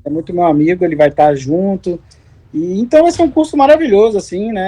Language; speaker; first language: Portuguese; native; Portuguese